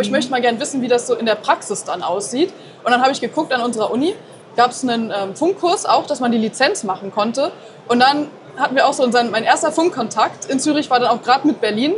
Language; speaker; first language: German; native; German